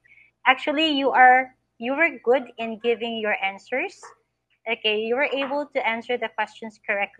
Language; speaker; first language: English; non-native, fluent; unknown